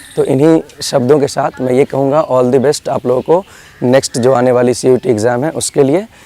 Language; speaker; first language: Hindi; native; Hindi